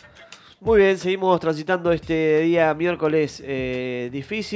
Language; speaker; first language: Spanish; native; Spanish